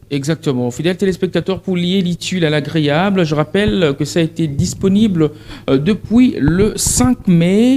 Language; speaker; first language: French; non-native, local second language; Lingala